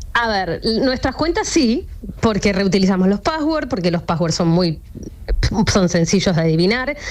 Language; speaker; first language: Spanish; native; Spanish